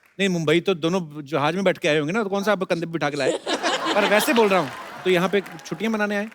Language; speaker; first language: Hindi; non-native, local second language; Punjabi